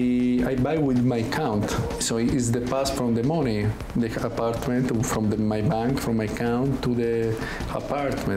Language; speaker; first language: English; non-native, learner; Italian